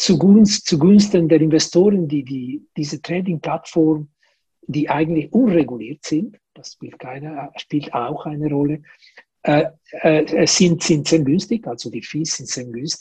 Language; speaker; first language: German; non-native, fluent; Italian